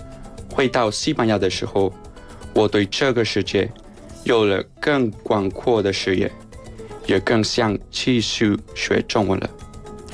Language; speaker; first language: Chinese; non-native, fluent; Spanish